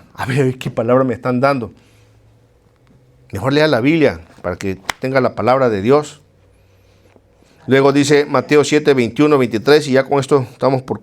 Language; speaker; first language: Spanish; native; Spanish